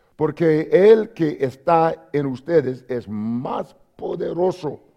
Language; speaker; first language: Spanish; non-native, learner; English